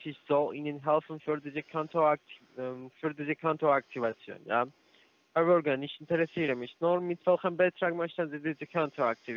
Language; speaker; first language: German; non-native, learner; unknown